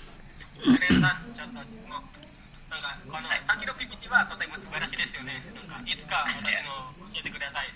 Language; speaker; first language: Japanese; non-native, learner; Indonesian